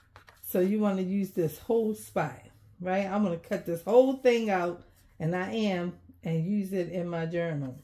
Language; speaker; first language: English; native; English